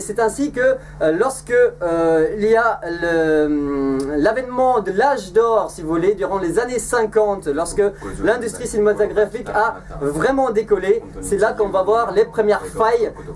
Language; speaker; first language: French; native; French